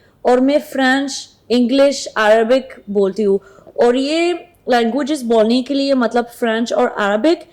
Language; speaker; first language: Hindi; non-native, learner; Arabic